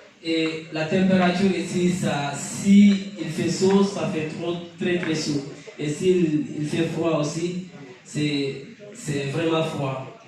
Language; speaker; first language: French; non-native, fluent; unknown